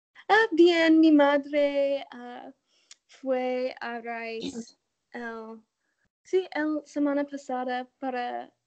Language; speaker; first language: Spanish; non-native, learner; English